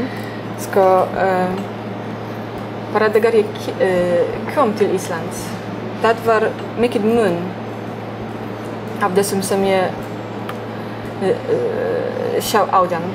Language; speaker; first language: Icelandic; non-native, learner; Polish